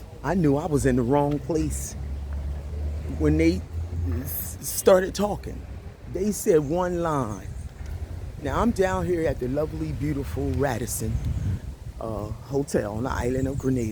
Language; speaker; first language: English; native; English